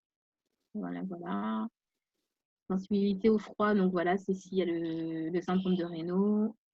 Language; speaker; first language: French; native; French